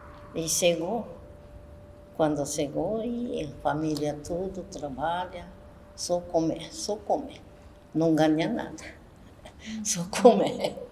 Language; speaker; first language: Portuguese; non-native, learner; Japanese